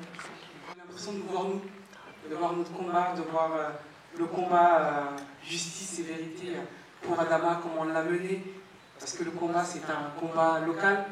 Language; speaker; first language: French; native; French